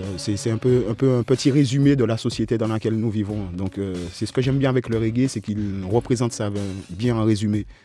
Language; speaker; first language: French; native; French